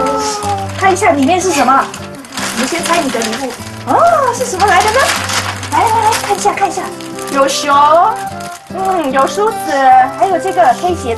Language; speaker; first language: Chinese; native; Chinese